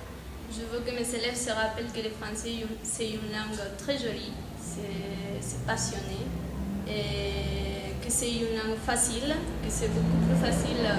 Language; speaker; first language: French; non-native, fluent; Spanish